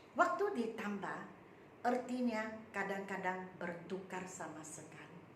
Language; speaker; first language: Malay; non-native, local second language; Chinese